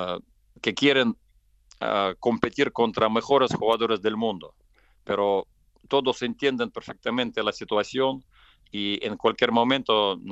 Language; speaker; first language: Spanish; non-native, fluent; Russian